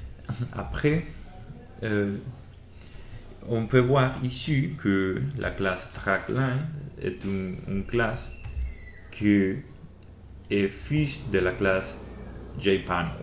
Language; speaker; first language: French; non-native, learner; Spanish